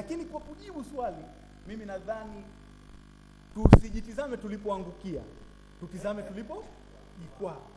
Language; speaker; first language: Swahili; native; Swahili